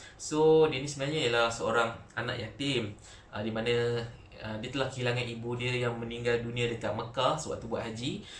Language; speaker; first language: Malay; native; Malay